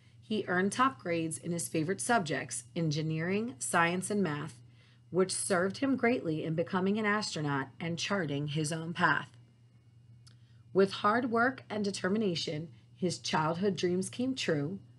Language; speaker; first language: English; native; English